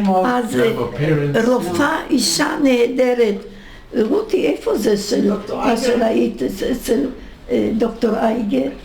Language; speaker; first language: Hebrew; non-native, fluent; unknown